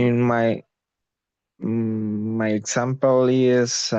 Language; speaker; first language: English; non-native, learner; Spanish